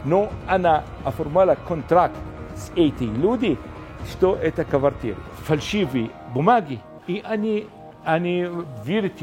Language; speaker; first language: Russian; non-native, learner; Arabic